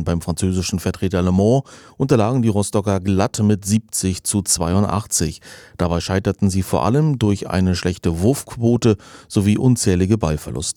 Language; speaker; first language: German; native; German